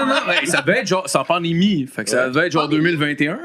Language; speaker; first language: French; native; French